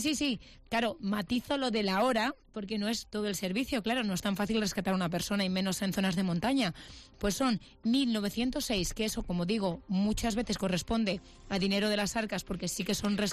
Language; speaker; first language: Spanish; native; Spanish